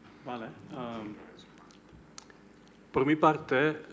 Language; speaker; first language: Spanish; non-native, fluent; Swedish